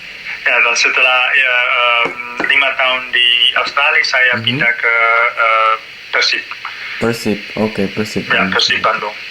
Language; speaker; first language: Indonesian; non-native, learner; Dutch